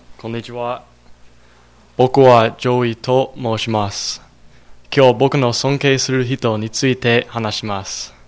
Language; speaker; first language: Japanese; non-native, learner; English